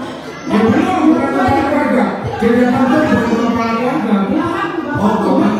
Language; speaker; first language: Indonesian; native; Indonesian